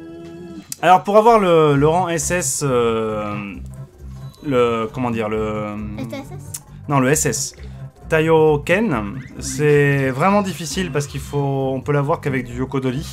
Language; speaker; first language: French; native; French